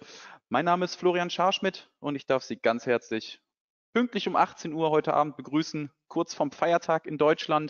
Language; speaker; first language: German; native; German